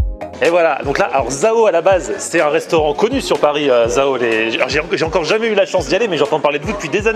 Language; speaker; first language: French; native; French